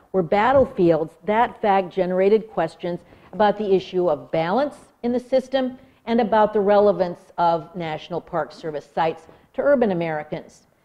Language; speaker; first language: English; native; English